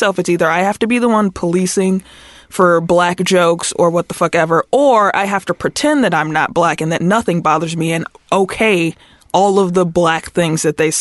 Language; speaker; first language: English; native; English